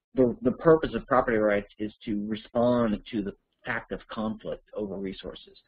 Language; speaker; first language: English; native; English